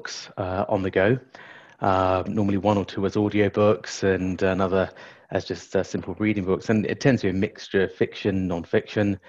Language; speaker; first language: English; native; English